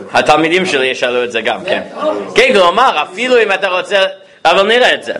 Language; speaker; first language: Hebrew; non-native, fluent; English